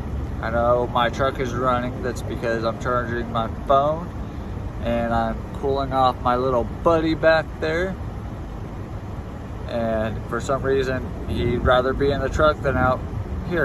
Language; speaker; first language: English; native; English